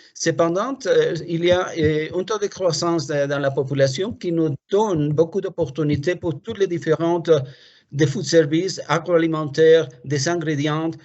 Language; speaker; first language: French; non-native, fluent; Spanish